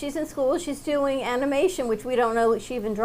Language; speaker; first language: English; native; English